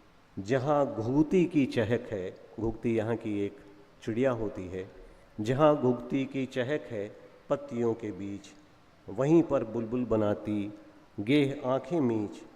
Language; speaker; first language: Hindi; native; Hindi